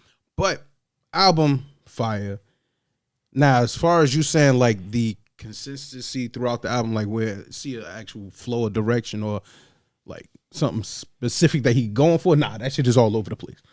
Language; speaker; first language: English; native; English